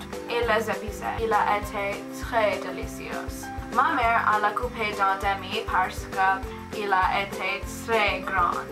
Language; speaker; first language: French; non-native, learner; English